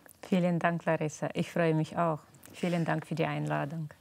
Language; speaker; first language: German; non-native, fluent; Russian